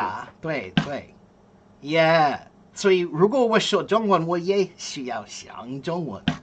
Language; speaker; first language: Chinese; non-native, learner; English